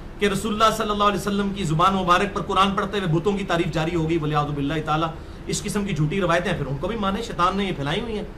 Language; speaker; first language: Urdu; non-native, local second language; Punjabi